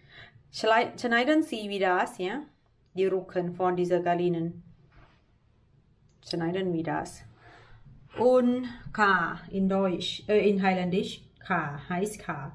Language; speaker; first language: German; non-native, learner; Thai